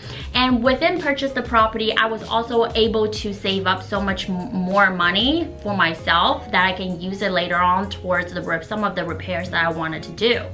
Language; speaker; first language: English; non-native, fluent; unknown